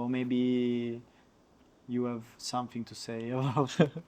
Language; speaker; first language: English; non-native, learner; Italian